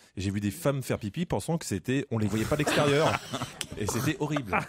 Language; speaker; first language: French; native; French